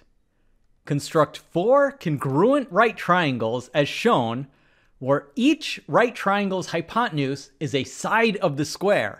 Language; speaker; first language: English; native; English